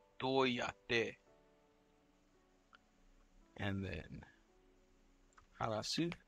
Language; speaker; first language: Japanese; non-native, learner; English